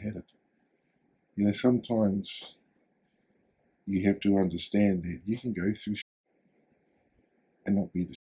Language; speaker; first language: English; native; English